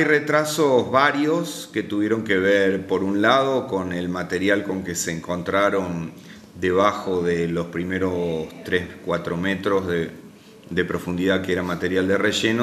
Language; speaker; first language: Spanish; native; Spanish